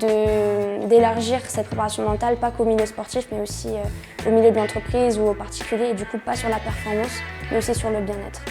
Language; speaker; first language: French; native; French